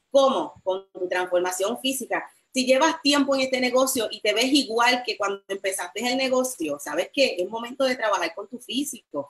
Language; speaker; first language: Spanish; native; Spanish